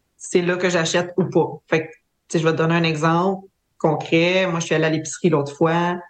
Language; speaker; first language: French; native; French